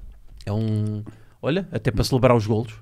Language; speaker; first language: Portuguese; native; Portuguese